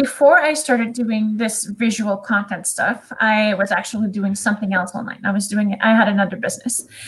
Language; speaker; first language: English; non-native, fluent; French